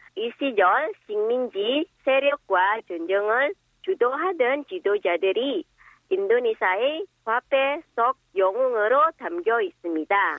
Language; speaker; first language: Korean; non-native, fluent; Indonesian